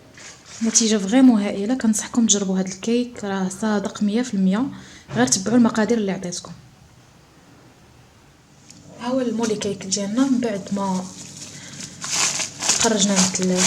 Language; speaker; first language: Arabic; native; Arabic